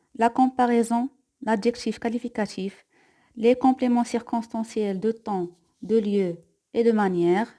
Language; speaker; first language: French; non-native, local second language; Arabic